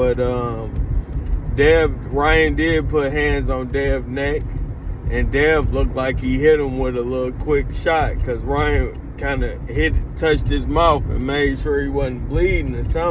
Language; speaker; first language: English; native; English